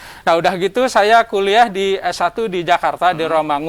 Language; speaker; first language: Indonesian; non-native, local second language; Sundanese